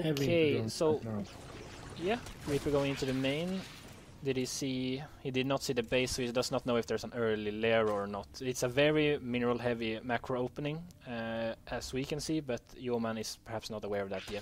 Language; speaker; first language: English; non-native, fluent; Swedish